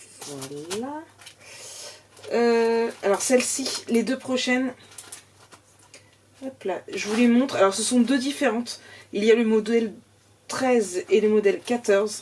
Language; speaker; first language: French; native; French